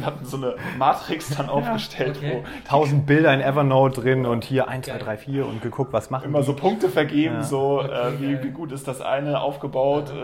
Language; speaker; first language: German; native; German